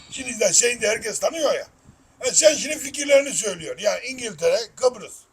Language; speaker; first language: Turkish; native; Turkish